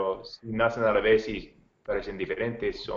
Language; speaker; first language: Spanish; non-native, learner; English